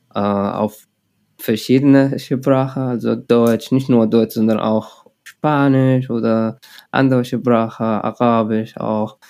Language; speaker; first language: German; non-native, learner; Arabic